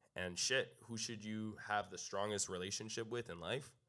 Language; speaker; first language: English; native; English